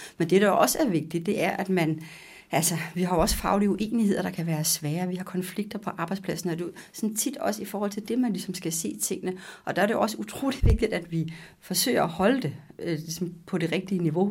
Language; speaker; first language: Danish; native; Danish